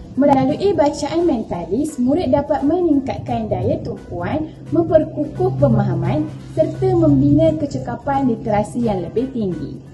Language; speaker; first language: Malay; native; Malay